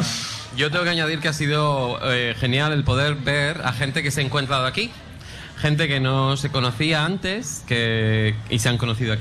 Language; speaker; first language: Spanish; native; Spanish